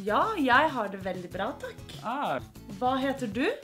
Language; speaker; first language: Norwegian; early bilingual, other home language; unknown